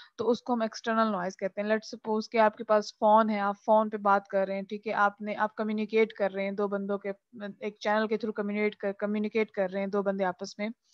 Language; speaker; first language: Urdu; non-native, local second language; Punjabi